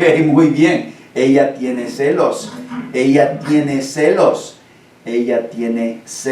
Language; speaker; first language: Spanish; non-native, fluent; English